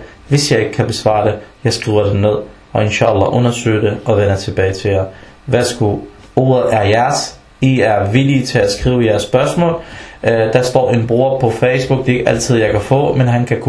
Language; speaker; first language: Danish; early bilingual, other home language; Arabic